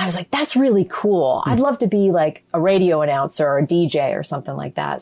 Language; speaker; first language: English; native; English